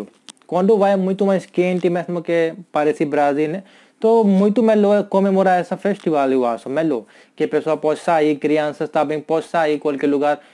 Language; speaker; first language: Portuguese; non-native, learner; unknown